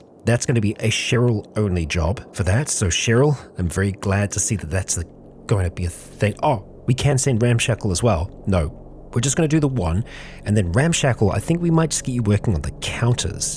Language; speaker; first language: English; native; English